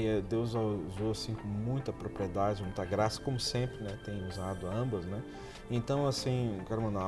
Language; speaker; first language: Portuguese; native; Portuguese